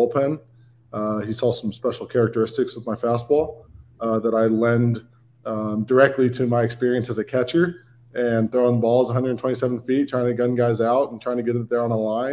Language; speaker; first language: English; native; English